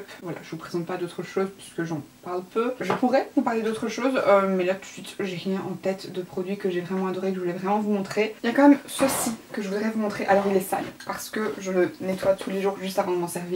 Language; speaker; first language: French; native; French